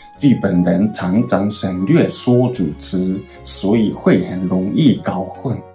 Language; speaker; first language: Chinese; non-native, fluent; Japanese